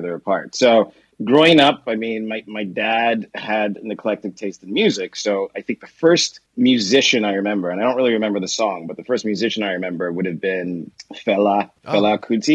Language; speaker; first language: English; non-native, local second language; Yoruba